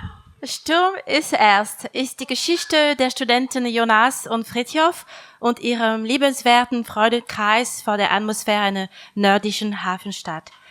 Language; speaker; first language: German; native; German